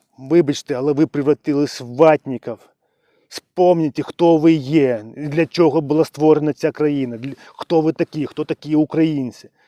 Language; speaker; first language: Ukrainian; non-native, local second language; Russian